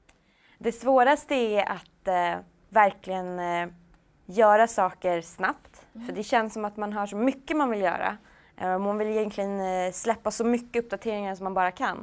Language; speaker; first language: Swedish; native; Swedish